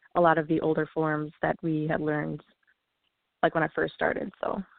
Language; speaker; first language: English; native; English